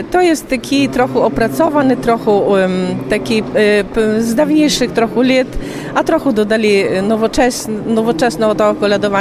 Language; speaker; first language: Ukrainian; early bilingual, heritage; Ukrainian